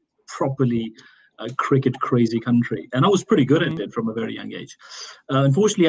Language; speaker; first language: English; non-native, local second language; Urdu